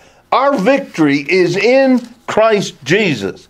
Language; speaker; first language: English; native; English